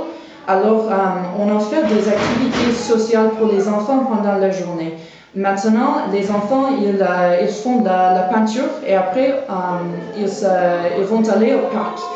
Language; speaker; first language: French; non-native, fluent; English